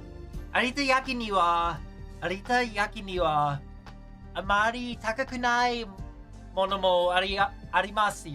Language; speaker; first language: Japanese; non-native, learner; English